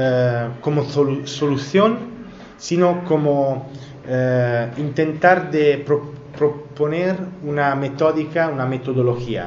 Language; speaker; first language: Spanish; non-native, learner; Italian